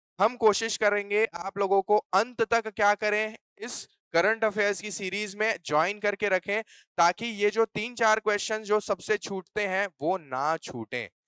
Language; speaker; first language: Hindi; native; Hindi